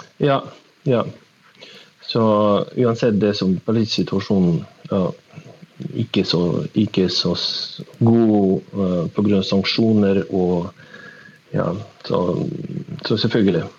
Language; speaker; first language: Norwegian; non-native, learner; Russian